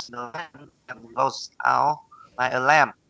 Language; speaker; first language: English; non-native, learner; Vietnamese